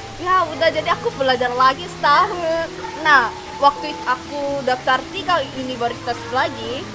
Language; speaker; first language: Indonesian; non-native, fluent; Korean